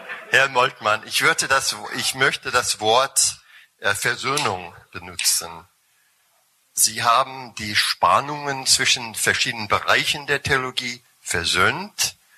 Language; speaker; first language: German; non-native, fluent; English